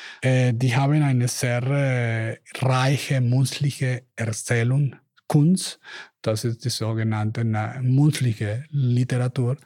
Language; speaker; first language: German; non-native, learner; Spanish